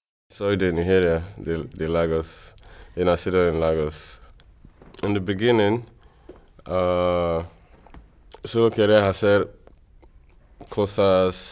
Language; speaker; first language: Spanish; non-native, learner; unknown